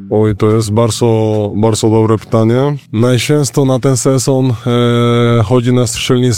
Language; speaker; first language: Polish; non-native, learner; Spanish